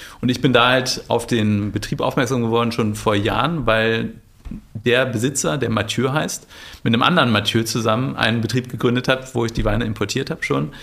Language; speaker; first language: German; native; German